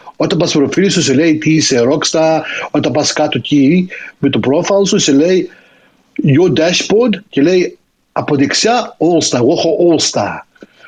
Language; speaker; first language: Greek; early bilingual, heritage; Greek